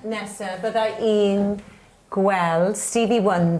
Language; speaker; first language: Welsh; non-native, learner; English